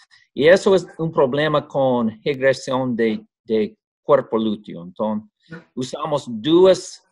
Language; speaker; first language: Portuguese; non-native, learner; Spanish